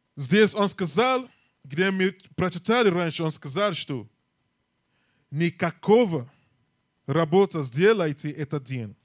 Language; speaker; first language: Russian; non-native, learner; English